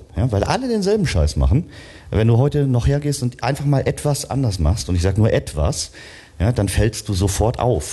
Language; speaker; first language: German; native; German